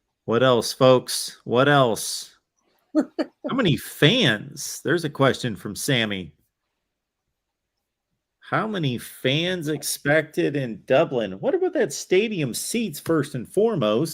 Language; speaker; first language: English; native; English